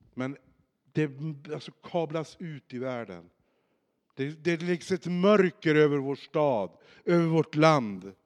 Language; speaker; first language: Swedish; native; Swedish